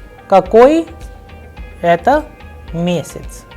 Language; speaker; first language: Russian; non-native, fluent; Hindi